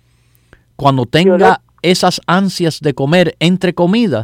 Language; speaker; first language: Spanish; native; Spanish